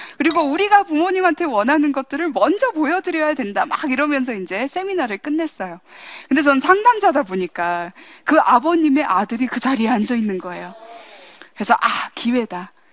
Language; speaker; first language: Korean; early bilingual, heritage; English